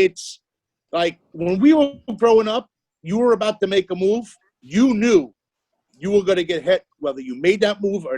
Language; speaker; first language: English; native; English